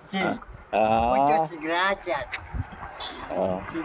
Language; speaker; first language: Spanish; non-native, learner; Filipino